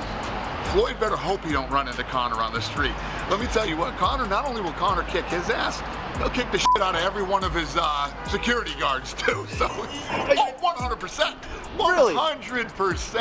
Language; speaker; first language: English; native; English